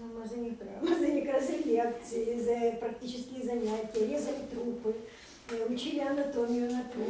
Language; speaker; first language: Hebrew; non-native, fluent; Russian